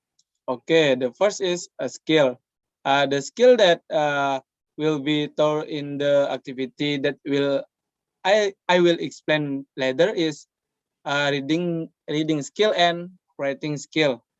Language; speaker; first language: English; non-native, learner; Indonesian